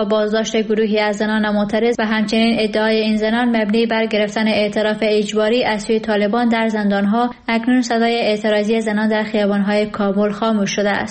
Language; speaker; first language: Persian; native; Persian